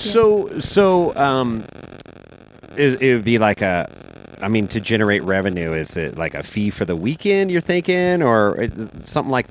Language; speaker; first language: English; native; English